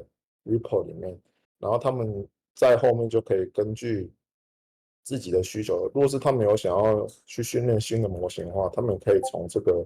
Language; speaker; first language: Chinese; native; Chinese